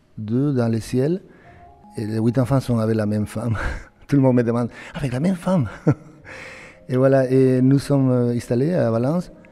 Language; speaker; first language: French; non-native, fluent; Spanish